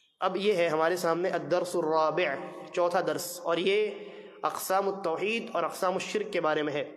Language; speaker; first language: Urdu; native; Urdu